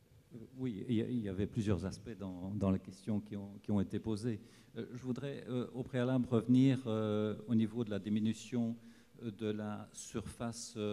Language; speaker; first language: French; native; French